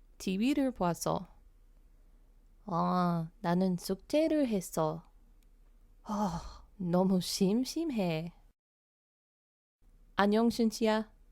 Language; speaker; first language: Korean; non-native, fluent; English